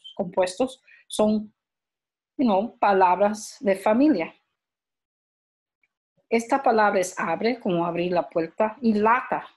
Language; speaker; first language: Spanish; early bilingual, heritage; Spanish